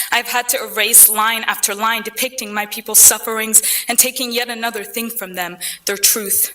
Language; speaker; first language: English; early bilingual, other home language; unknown